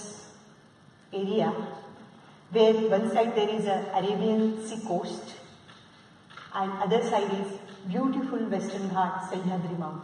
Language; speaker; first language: English; non-native, local second language; Marathi